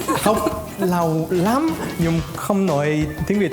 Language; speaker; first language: Vietnamese; non-native, learner; English